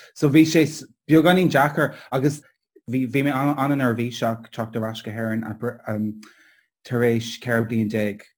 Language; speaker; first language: Irish; non-native, local second language; English